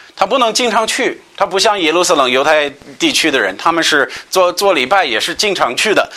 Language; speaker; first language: Chinese; non-native, fluent; English